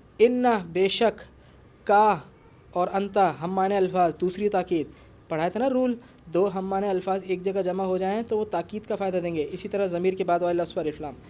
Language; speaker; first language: Urdu; native; Urdu